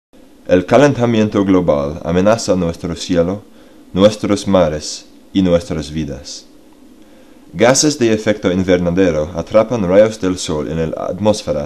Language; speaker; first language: Spanish; non-native, learner; English